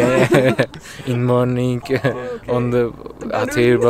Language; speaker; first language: English; non-native, learner; Turkish